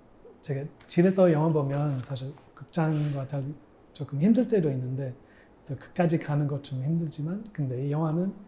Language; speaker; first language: Korean; non-native, fluent; English